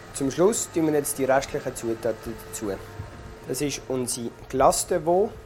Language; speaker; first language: German; native; German